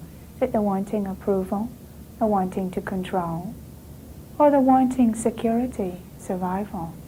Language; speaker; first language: English; native; English